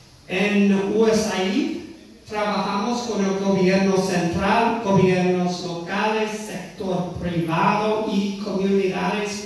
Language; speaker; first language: Spanish; non-native, fluent; English